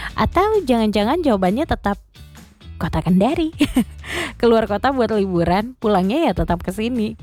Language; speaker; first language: Indonesian; native; Indonesian